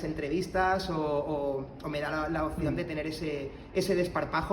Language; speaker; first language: Spanish; native; Spanish